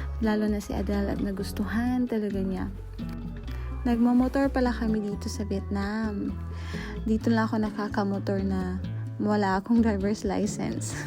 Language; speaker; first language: Filipino; non-native, local second language; Cebuano